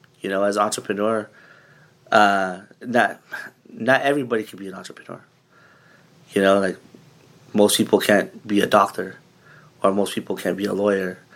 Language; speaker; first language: English; early bilingual, other home language; Filipino